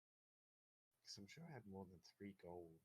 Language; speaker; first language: English; native; English